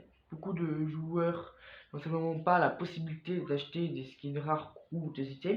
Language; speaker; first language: French; native; French